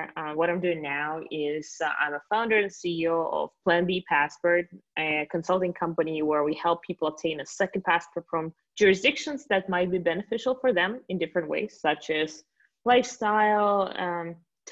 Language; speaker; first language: English; non-native, fluent; Russian